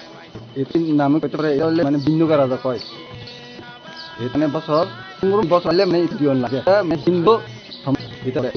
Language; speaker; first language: Bangla; non-native, local second language; Kok Borok